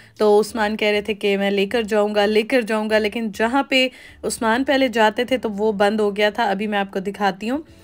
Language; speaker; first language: Urdu; native; Urdu